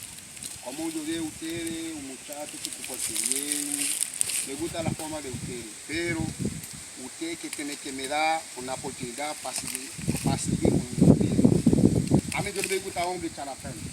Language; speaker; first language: Spanish; non-native, local second language; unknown